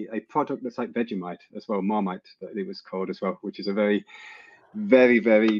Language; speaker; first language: English; native; English